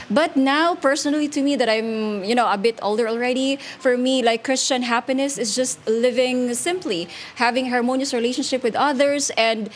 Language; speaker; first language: English; non-native, local second language; Hiligaynon